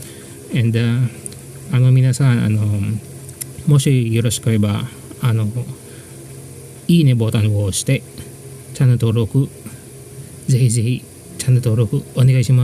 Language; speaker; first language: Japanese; non-native, fluent; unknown